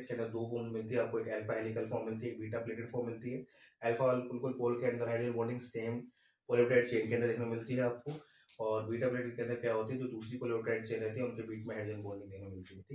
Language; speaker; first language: Hindi; native; Hindi